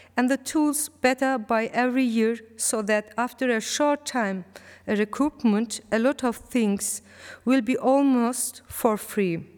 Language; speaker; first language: English; non-native, learner; Turkish